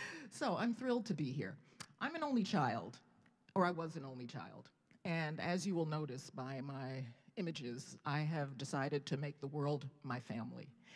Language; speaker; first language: English; native; English